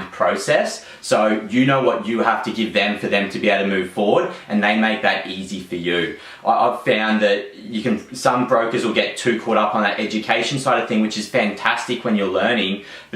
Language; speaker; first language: English; native; English